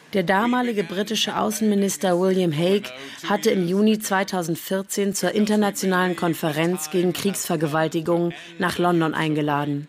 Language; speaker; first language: German; native; German